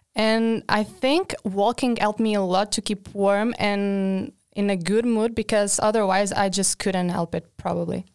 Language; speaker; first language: English; non-native, fluent; Portuguese